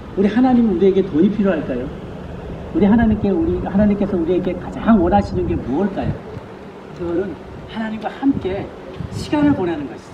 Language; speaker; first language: Korean; native; Korean